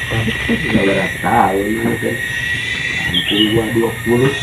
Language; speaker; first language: Indonesian; non-native, local second language; Sundanese